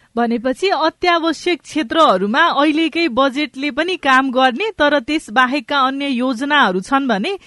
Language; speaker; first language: Nepali; non-native, local second language; Maithili